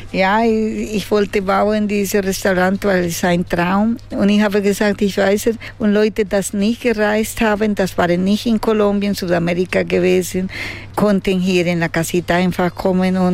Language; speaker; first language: German; non-native, learner; Spanish